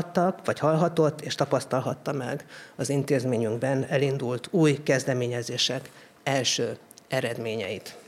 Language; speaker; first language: Hungarian; native; Hungarian